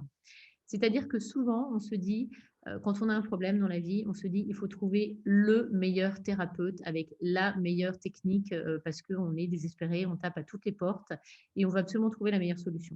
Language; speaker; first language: French; native; French